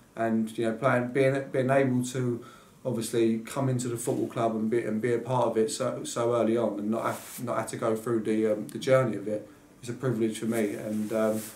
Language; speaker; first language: English; native; English